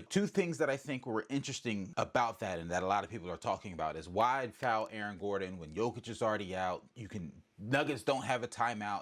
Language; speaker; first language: English; native; English